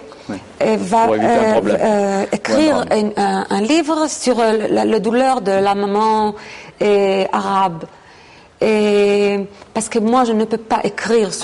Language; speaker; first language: French; non-native, fluent; Hebrew